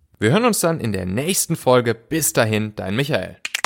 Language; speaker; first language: German; native; German